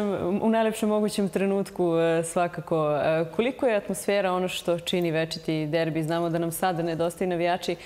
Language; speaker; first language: Serbian; native; Serbian